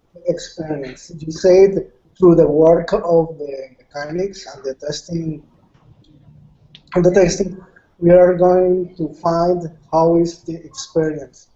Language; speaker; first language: English; non-native, learner; Spanish